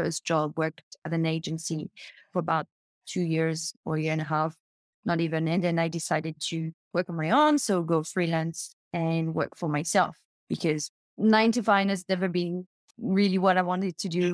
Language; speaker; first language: English; non-native, fluent; French